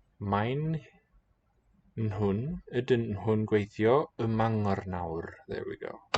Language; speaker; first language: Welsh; non-native, learner; English